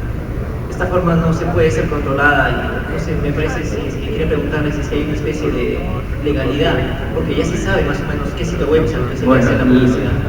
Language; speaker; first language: Spanish; native; Spanish